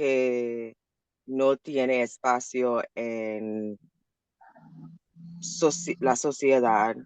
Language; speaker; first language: Spanish; non-native, learner; English